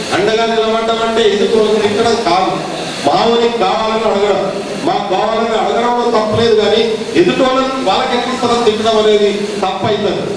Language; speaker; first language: Telugu; non-native, local second language; Lambadi